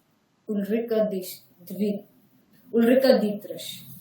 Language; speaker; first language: German; non-native, learner; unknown